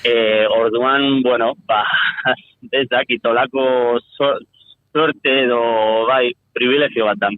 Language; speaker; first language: Basque; non-native, local second language; Spanish